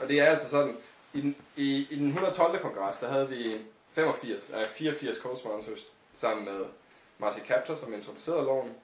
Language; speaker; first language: Danish; native; Danish